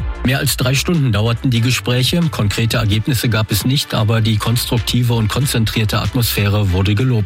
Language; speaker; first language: German; native; German